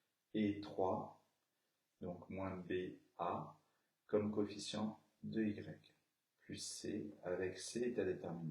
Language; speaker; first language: French; native; French